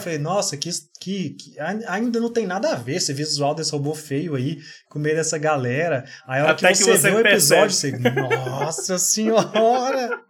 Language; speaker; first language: Portuguese; native; Portuguese